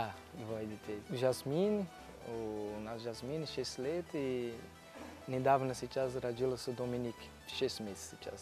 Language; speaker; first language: Russian; non-native, learner; Portuguese